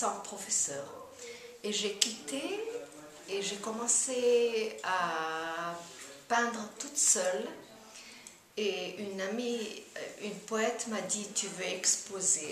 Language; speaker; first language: French; non-native, fluent; German